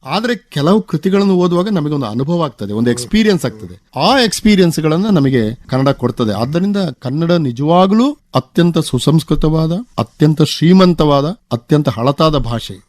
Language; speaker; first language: Kannada; non-native, local second language; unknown